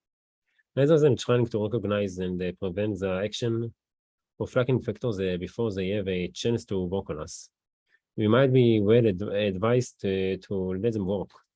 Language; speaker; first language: English; non-native, learner; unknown